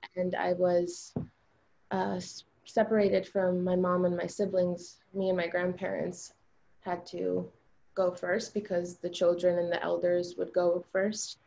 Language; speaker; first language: English; early bilingual, other home language; Albanian